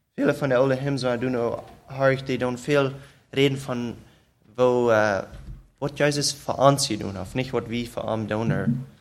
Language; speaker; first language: German; native; German